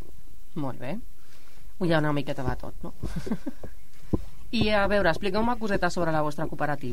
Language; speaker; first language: Catalan; native; Catalan